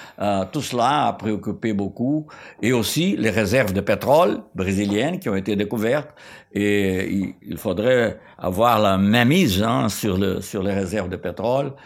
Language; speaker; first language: French; non-native, fluent; Portuguese